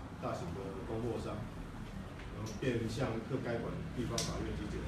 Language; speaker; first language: Chinese; native; Chinese